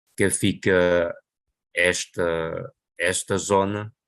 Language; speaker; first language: Portuguese; non-native, local second language; Chinese